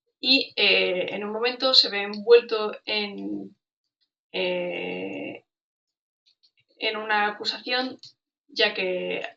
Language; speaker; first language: Spanish; native; Spanish